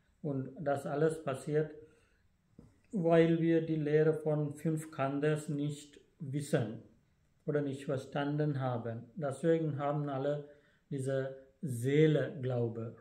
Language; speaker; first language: German; non-native, fluent; Sinhala